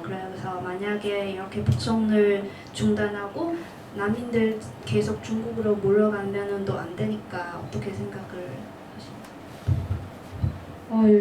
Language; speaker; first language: Korean; non-native, fluent; Cantonese